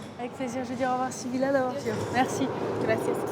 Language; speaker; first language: French; native; French